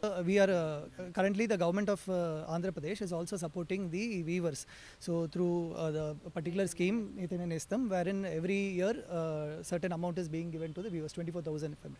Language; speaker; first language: English; non-native, local second language; Telugu